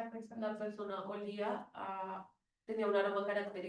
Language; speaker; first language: Spanish; native; Spanish